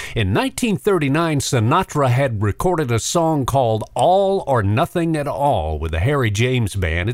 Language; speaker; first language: English; native; English